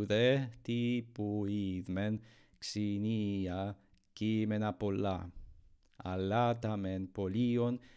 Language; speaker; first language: Greek; non-native, learner; English